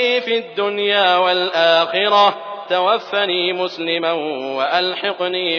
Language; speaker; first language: Arabic; native; Arabic